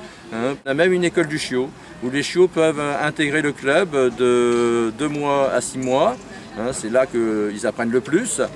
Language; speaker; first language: French; native; French